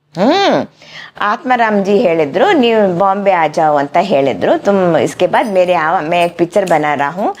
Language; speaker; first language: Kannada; non-native, local second language; Malayalam